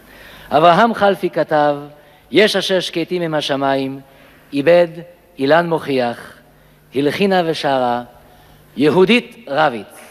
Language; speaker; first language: Hebrew; native; Hebrew